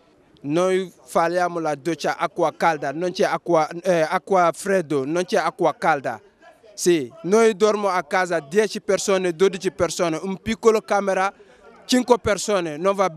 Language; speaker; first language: Italian; non-native, learner; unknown